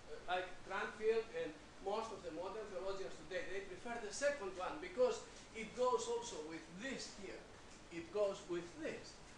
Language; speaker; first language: English; native; English